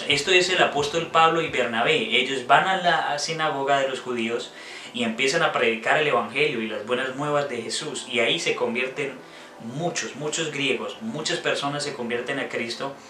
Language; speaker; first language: Spanish; native; Spanish